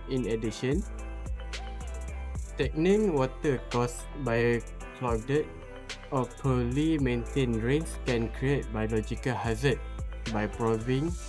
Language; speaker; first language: English; non-native, local second language; Malay